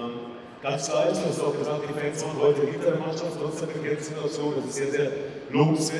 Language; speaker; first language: German; native; German